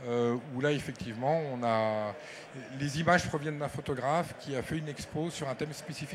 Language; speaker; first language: French; native; French